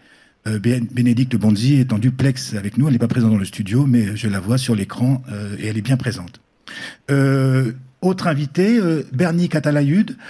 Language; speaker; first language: French; native; French